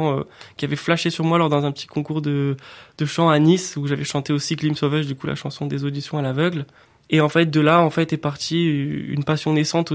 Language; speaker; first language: French; native; French